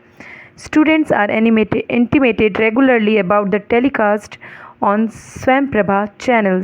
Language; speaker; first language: English; non-native, local second language; Hindi